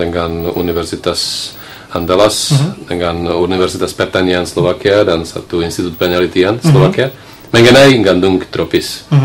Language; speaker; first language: Indonesian; non-native, fluent; Slovak